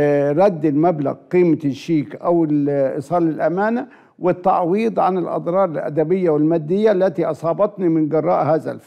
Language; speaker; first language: Arabic; native; Arabic